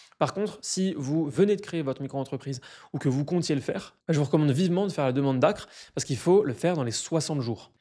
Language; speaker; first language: French; native; French